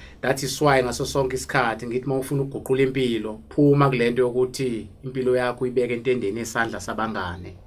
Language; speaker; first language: Zulu; native; Zulu